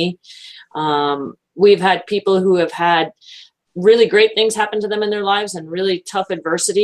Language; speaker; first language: English; native; English